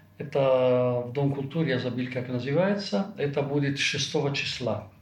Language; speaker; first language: Russian; non-native, fluent; Italian